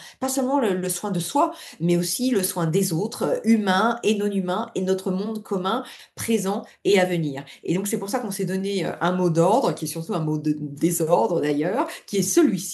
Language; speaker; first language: French; native; French